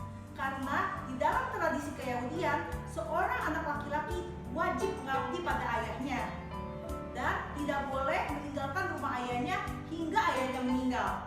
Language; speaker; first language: Indonesian; native; Indonesian